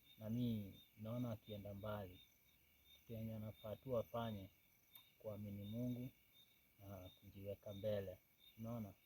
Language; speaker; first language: Swahili; native; Swahili